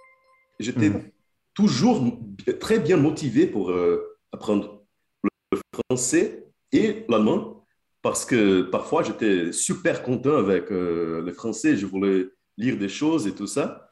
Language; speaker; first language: French; non-native, fluent; Portuguese